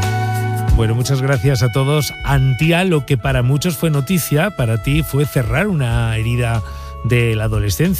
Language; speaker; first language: Spanish; native; Spanish